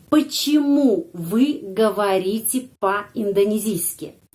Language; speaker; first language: Russian; non-native, fluent; Indonesian